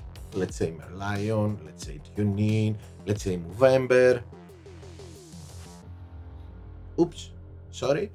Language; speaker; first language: English; non-native, fluent; Greek